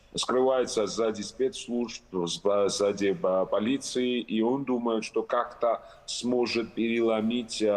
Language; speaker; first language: Russian; non-native, local second language; Georgian